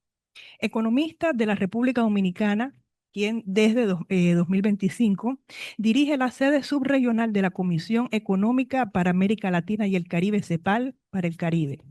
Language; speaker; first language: Spanish; native; Spanish